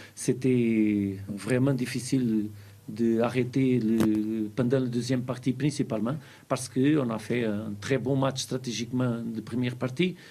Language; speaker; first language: French; non-native, fluent; Portuguese